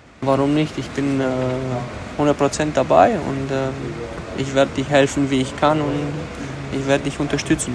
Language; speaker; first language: German; early bilingual, other home language; Romanian